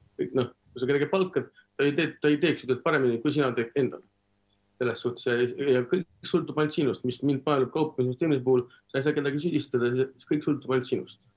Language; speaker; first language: Estonian; non-native, local second language; Russian